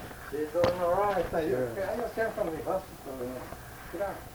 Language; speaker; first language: English; non-native, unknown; Spanish